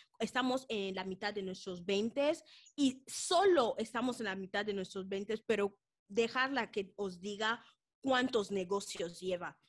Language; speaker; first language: Spanish; non-native, local second language; Fang